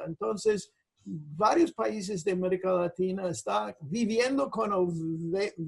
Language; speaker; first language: Spanish; non-native, fluent; English